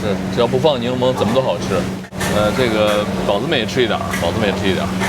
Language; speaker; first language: Chinese; native; Chinese